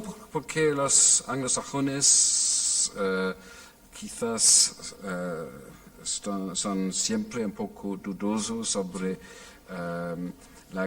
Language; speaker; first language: Spanish; non-native, fluent; English